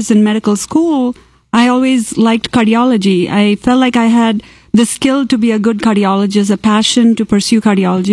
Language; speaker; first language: English; non-native, local second language; Malayalam